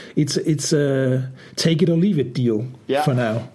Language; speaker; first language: English; non-native, fluent; Danish